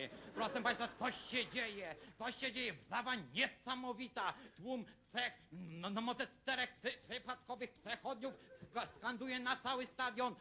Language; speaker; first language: Polish; native; Polish